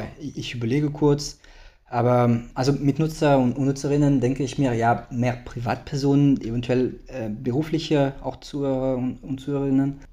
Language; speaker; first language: German; non-native, fluent; French